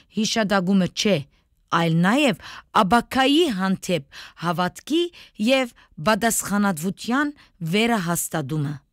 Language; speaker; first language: Armenian; native; Armenian